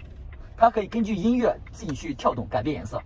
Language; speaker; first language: Chinese; native; Chinese